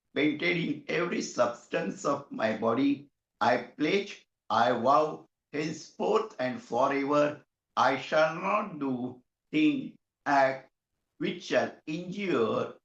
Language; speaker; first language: English; non-native, local second language; Marathi